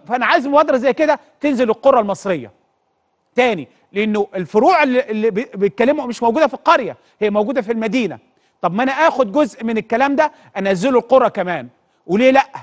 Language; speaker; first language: Arabic; native; Arabic